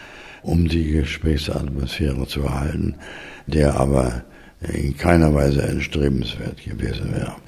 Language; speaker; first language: German; native; German